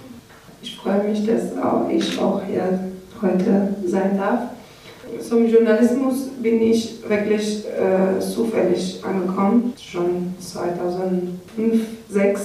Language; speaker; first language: German; non-native, learner; Persian